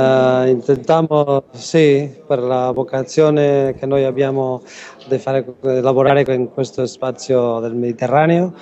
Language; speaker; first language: Italian; non-native, learner; Catalan